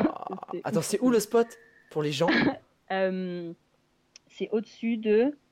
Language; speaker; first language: French; native; French